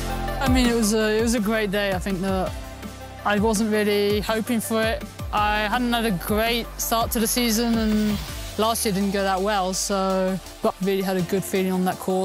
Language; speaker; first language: English; early bilingual, heritage; English